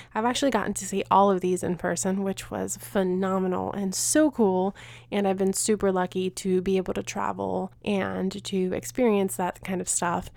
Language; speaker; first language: English; early bilingual, other home language; Spanish